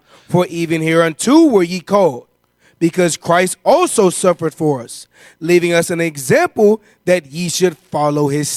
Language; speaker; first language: English; native; English